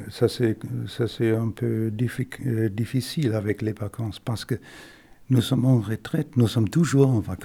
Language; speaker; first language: French; non-native, fluent; German